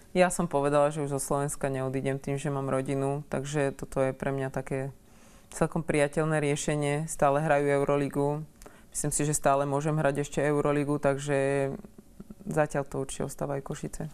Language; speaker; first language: Slovak; native; Slovak